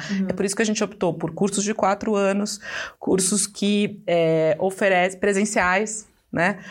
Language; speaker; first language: Portuguese; native; Portuguese